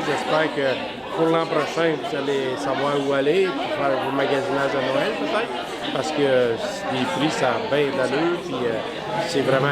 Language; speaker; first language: French; native; French